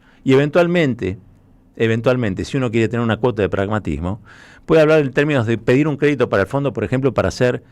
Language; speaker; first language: Spanish; native; Spanish